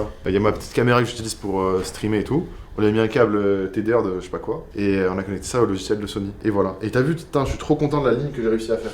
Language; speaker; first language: French; native; French